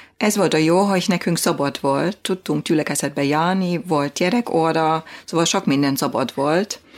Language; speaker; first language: Hungarian; non-native, fluent; German